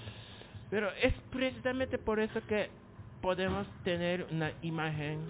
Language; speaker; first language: Spanish; non-native, learner; Japanese